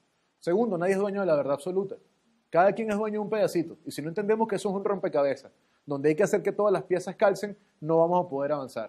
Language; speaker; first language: Spanish; native; Spanish